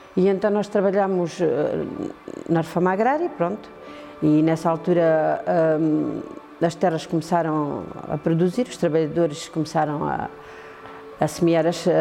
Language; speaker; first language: Portuguese; native; Portuguese